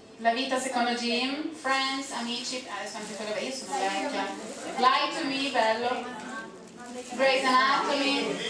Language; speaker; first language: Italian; non-native, fluent; English